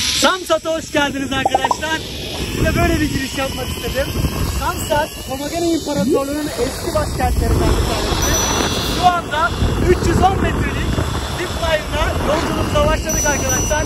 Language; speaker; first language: Turkish; native; Turkish